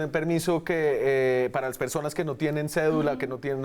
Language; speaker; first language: Spanish; native; Spanish